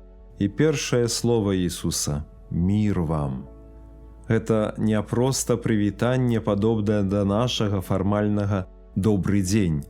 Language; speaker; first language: Belarusian; native; Belarusian